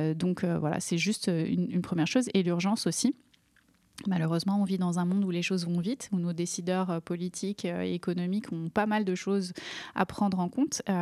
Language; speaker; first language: French; native; French